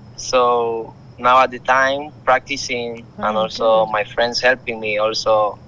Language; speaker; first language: English; non-native, learner; Spanish